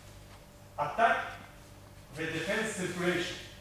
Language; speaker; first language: English; non-native, learner; Russian